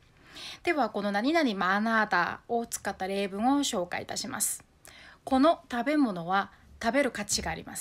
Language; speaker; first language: Japanese; non-native, fluent; Korean